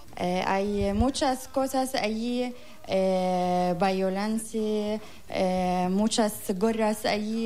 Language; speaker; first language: Spanish; non-native, learner; Arabic